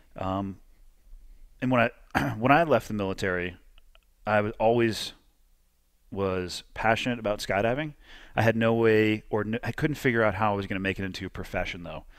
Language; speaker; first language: English; native; English